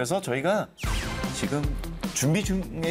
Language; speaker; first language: Korean; native; Korean